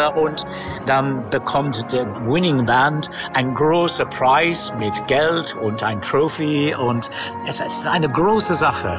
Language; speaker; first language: German; non-native, fluent; English